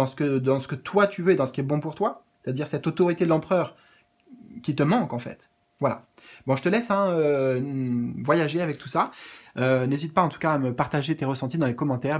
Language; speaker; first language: French; native; French